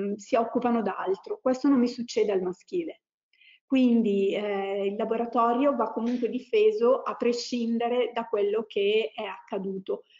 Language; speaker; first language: Italian; native; Italian